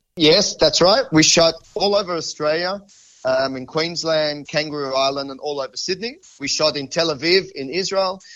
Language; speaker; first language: English; native; English